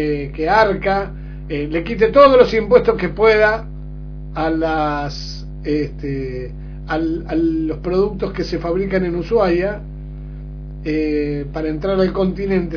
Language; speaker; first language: Spanish; native; Spanish